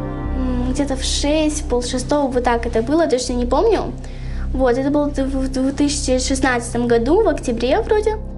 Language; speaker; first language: Russian; native; Russian